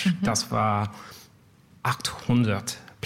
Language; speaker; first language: German; non-native, learner; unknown